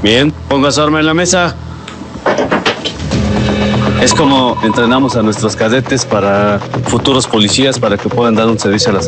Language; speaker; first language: Spanish; native; Spanish